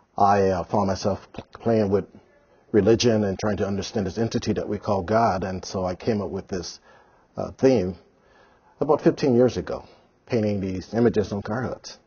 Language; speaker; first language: English; native; English